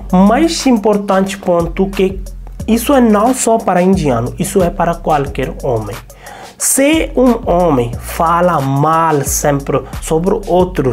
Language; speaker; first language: Portuguese; non-native, learner; Hindi